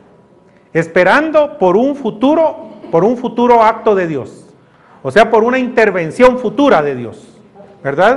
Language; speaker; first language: Spanish; native; Spanish